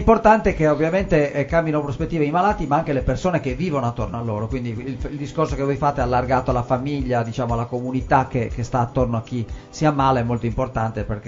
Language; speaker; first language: Italian; native; Italian